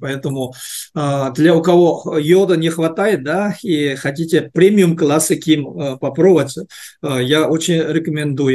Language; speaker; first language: Russian; non-native, learner; Korean